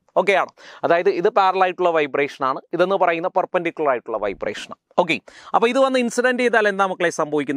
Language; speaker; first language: Malayalam; native; Malayalam